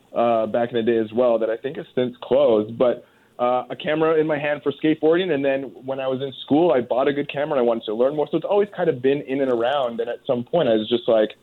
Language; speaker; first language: English; native; English